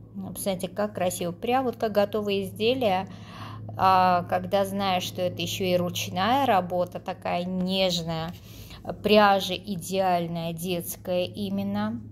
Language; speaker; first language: Russian; non-native, local second language; Armenian